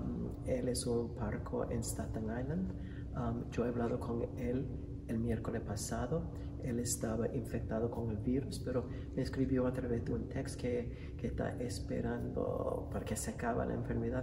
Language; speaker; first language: Spanish; non-native, fluent; English